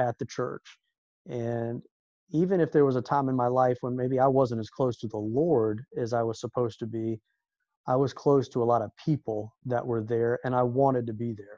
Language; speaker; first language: English; native; English